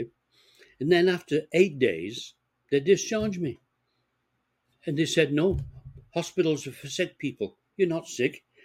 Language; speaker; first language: English; native; English